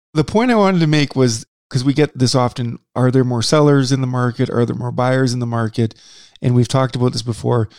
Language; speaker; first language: English; native; English